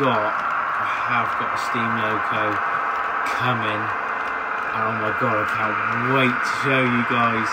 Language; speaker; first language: English; native; English